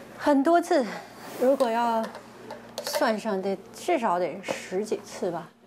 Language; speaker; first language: Chinese; native; Chinese